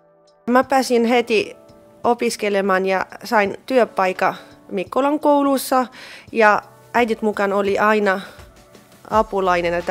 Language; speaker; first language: Finnish; non-native, learner; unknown